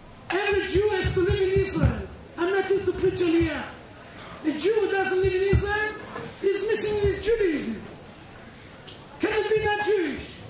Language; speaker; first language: English; non-native, fluent; Hebrew